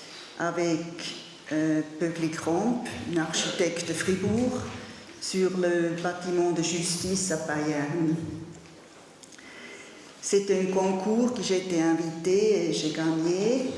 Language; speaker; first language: French; non-native, learner; German